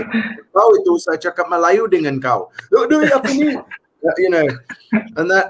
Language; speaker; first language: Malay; non-native, learner; English